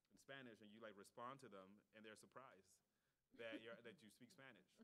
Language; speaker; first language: English; native; English